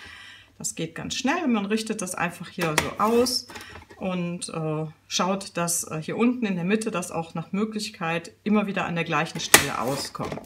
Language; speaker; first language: German; native; German